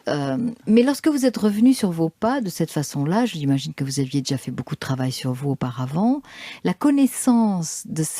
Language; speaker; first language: French; native; French